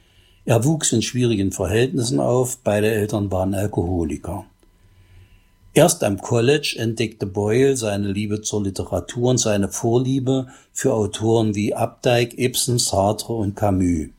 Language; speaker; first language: German; native; German